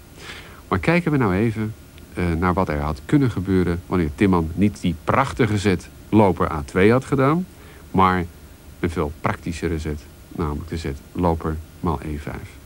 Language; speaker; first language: Dutch; native; Dutch